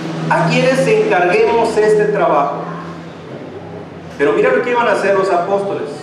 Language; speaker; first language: Spanish; native; Spanish